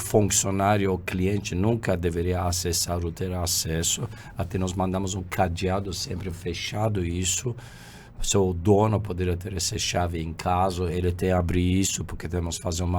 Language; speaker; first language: Portuguese; non-native, fluent; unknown